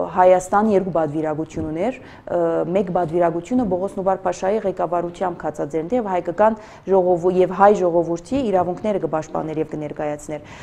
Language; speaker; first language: Armenian; early bilingual, heritage; Armenian